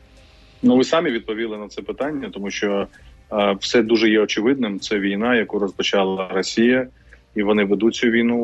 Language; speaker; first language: Ukrainian; native; Ukrainian